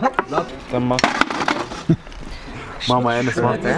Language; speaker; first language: German; native; German